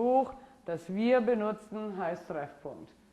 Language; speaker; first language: German; non-native, fluent; English